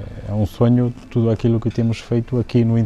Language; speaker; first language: Spanish; non-native, learner; Portuguese